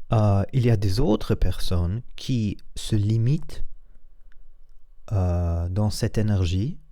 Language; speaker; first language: French; non-native, learner; Spanish